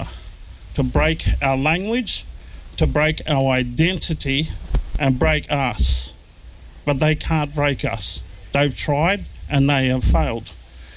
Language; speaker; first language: English; native; English